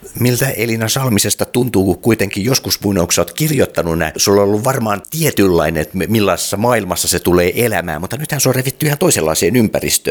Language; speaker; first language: Finnish; native; Finnish